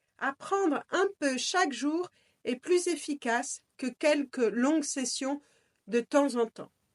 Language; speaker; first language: French; native; French